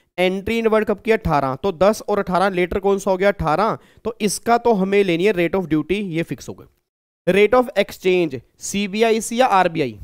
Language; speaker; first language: Hindi; native; Hindi